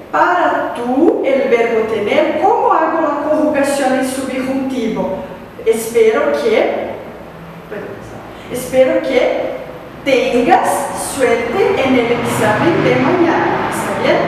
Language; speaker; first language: Spanish; non-native, fluent; Portuguese